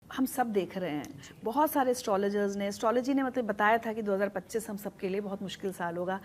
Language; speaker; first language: Hindi; native; Hindi